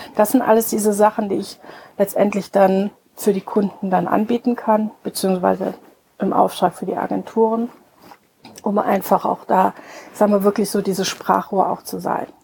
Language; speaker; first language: German; native; German